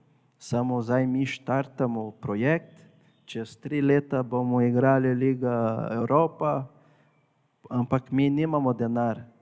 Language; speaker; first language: Slovenian; non-native, fluent; Portuguese